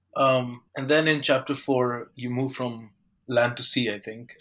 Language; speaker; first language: English; non-native, local second language; Bangla